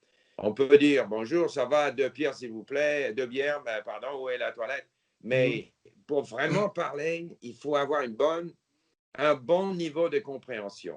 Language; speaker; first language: French; non-native, learner; English